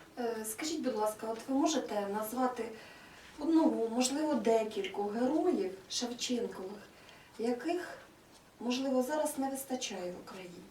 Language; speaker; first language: Ukrainian; native; Ukrainian